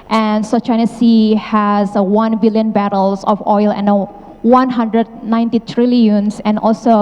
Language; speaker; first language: English; non-native, fluent; Indonesian